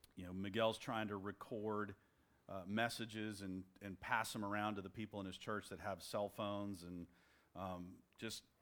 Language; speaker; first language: English; native; English